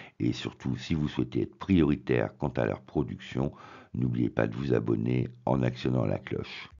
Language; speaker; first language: French; native; French